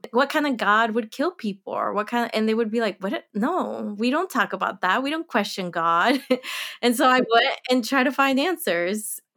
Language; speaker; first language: English; early bilingual, other home language; Spanish